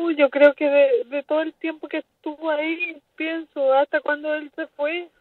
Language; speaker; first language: Spanish; native; Spanish